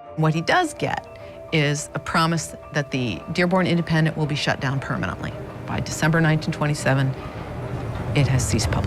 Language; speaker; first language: English; native; English